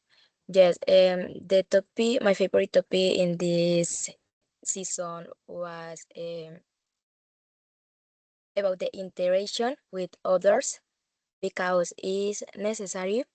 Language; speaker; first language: English; non-native, learner; Spanish